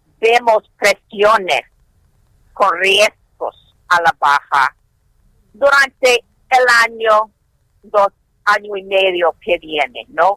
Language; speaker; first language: Spanish; non-native, fluent; English